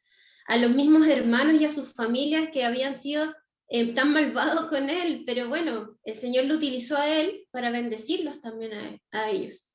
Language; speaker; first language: Spanish; native; Spanish